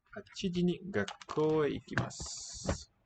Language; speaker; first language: Japanese; non-native, learner; English